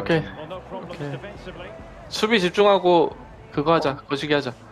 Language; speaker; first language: Korean; native; Korean